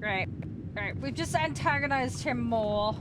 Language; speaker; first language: English; native; English